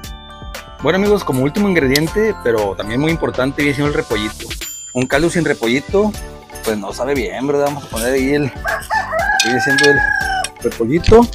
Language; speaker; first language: Spanish; native; Spanish